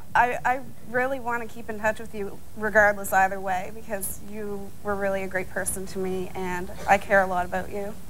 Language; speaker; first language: English; native; English